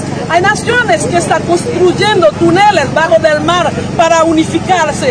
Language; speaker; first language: Spanish; non-native, fluent; Haitian Creole